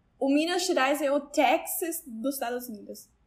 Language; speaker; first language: Portuguese; non-native, learner; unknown